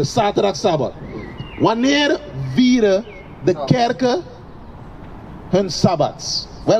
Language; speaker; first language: Dutch; non-native, learner; English